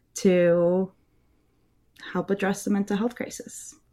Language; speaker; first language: English; early bilingual, other home language; Spanish